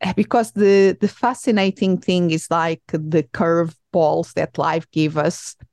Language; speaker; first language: English; non-native, fluent; Portuguese